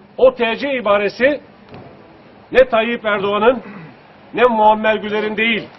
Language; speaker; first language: Turkish; native; Turkish